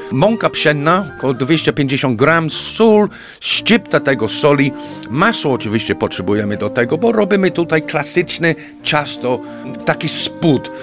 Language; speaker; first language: Polish; non-native, fluent; English